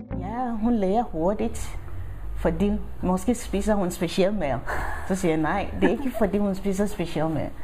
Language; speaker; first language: Danish; non-native, fluent; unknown